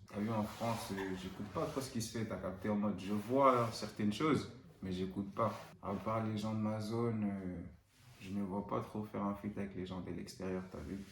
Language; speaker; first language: French; non-native, fluent; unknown